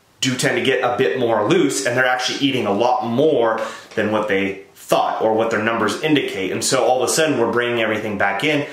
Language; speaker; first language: English; native; English